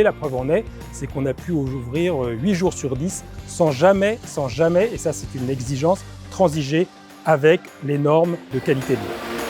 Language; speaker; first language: French; native; French